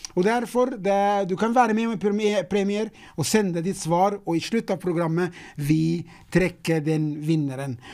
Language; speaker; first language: Norwegian; non-native, fluent; English